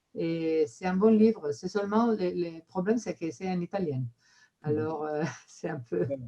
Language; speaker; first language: French; non-native, fluent; Spanish